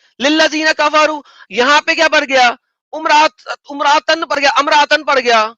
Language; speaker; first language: Urdu; native; Urdu